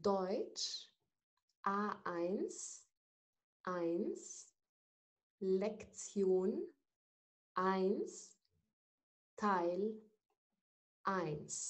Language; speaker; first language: German; non-native, fluent; Arabic